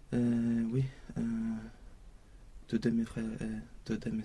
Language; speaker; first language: French; non-native, learner; Swedish